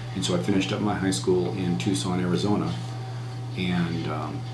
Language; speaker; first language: English; native; English